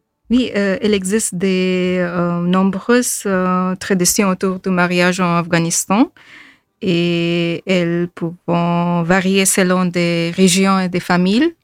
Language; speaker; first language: French; non-native, fluent; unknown